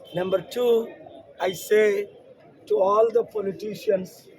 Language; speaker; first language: English; non-native, local second language; Telugu